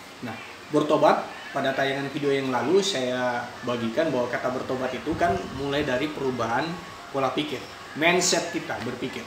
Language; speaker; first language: Indonesian; native; Indonesian